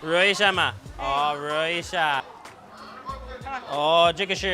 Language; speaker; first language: Chinese; non-native, learner; English